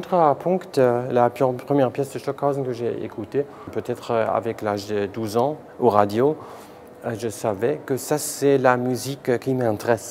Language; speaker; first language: French; non-native, fluent; German